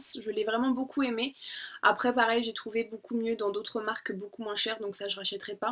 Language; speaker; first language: French; native; French